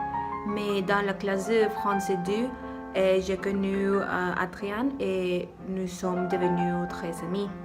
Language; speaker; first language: French; non-native, learner; Spanish